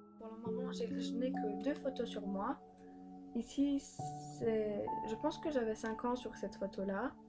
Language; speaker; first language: French; early bilingual, other home language; Polish